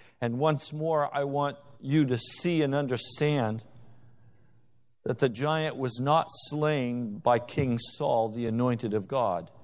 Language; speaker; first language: English; native; English